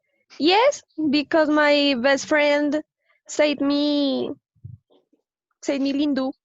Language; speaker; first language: English; non-native, learner; Spanish